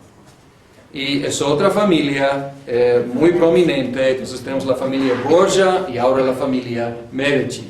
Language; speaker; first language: Spanish; non-native, fluent; English